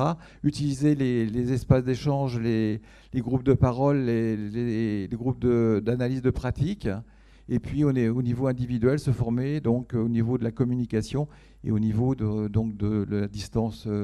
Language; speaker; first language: French; native; French